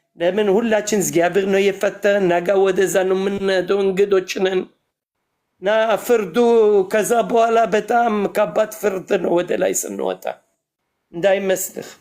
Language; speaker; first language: Amharic; non-native, fluent; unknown